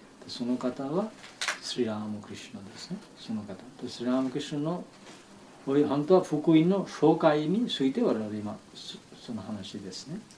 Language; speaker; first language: Japanese; non-native, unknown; Bangla